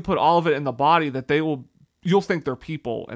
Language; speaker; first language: English; native; English